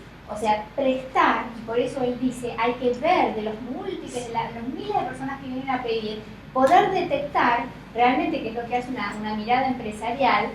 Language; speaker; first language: Spanish; native; Spanish